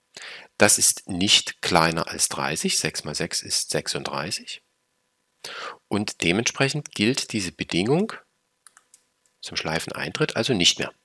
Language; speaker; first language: German; native; German